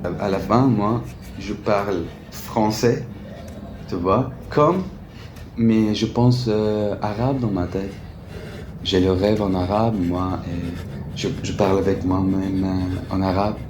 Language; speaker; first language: French; non-native, fluent; Arabic